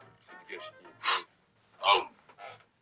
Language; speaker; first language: French; native; French